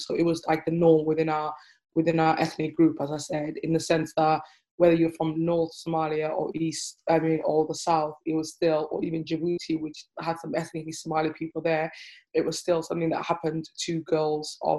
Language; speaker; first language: English; native; English